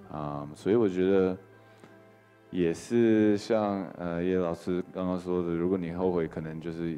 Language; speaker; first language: Chinese; early bilingual, heritage; English